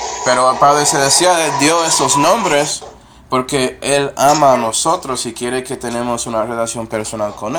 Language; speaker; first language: Spanish; non-native, fluent; English